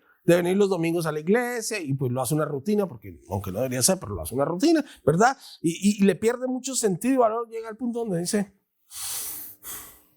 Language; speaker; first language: Spanish; native; Spanish